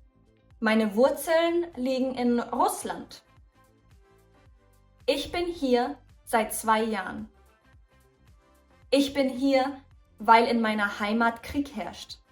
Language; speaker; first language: German; early bilingual, other home language; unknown